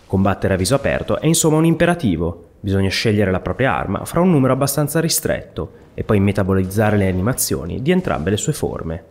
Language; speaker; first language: Italian; native; Italian